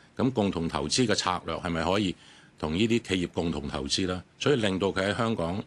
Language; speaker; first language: Cantonese; native; Cantonese